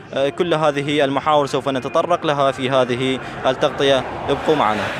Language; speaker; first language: Arabic; native; Arabic